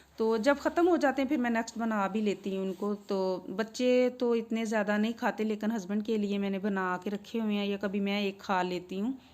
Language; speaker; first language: Urdu; non-native, local second language; Punjabi